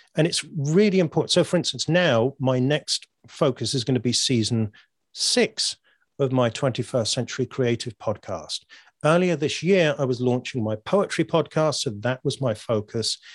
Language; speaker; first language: English; native; English